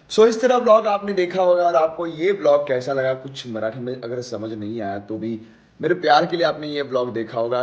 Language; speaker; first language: Hindi; non-native, local second language; Marathi